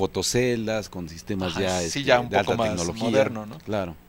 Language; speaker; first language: Spanish; native; Spanish